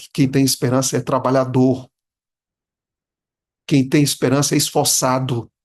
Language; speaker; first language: Portuguese; native; Portuguese